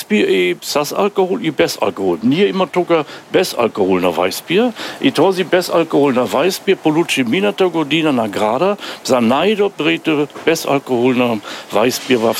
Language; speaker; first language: Bulgarian; non-native, learner; German